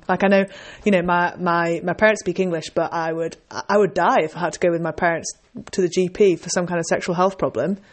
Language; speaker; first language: English; native; English